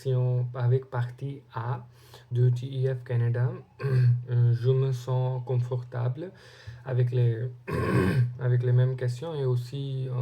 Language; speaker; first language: French; non-native, learner; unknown